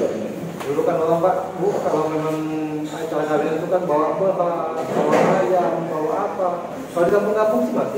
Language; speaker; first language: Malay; non-native, local second language; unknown